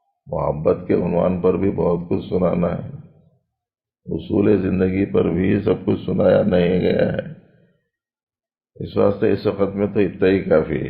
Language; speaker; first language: Urdu; native; Urdu